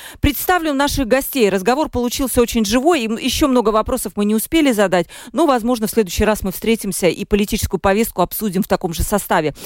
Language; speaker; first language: Russian; native; Russian